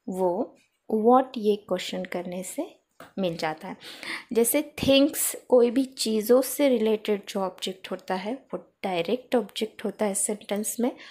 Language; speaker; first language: Hindi; non-native, local second language; Marathi